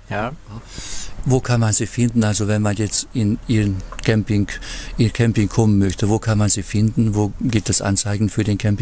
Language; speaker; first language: German; native; German